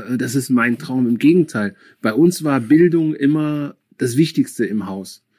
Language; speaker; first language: German; early bilingual, other home language; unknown